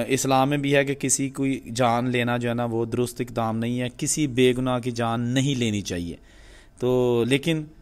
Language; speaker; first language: Urdu; non-native, local second language; Punjabi